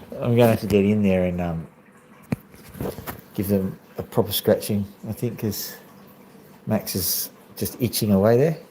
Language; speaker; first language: English; native; English